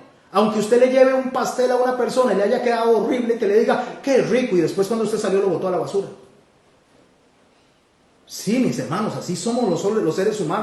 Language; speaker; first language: Spanish; native; Spanish